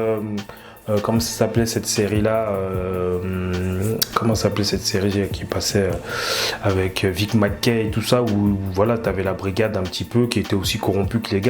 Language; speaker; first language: French; native; French